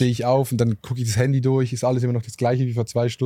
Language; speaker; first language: German; native; German